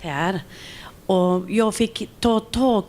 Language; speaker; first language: Swedish; non-native, local second language; Finnish